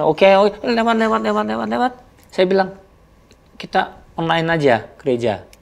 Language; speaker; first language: Indonesian; non-native, fluent; Korean